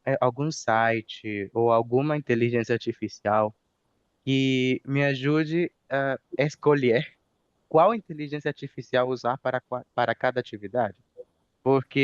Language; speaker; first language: Portuguese; non-native, fluent; Spanish